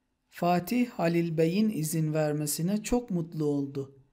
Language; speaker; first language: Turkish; non-native, fluent; Persian